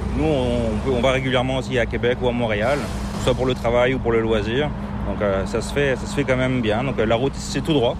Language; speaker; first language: French; native; French